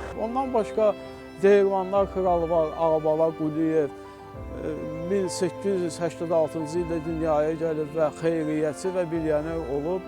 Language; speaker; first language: Azerbaijani; native; Azerbaijani